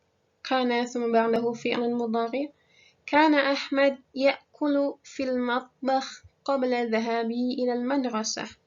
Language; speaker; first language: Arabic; non-native, fluent; Indonesian